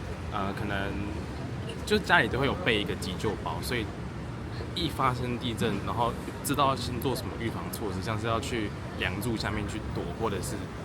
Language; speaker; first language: Chinese; native; Chinese